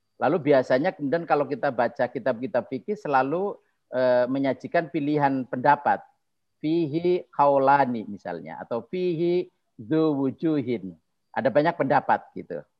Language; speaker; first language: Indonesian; non-native, local second language; Javanese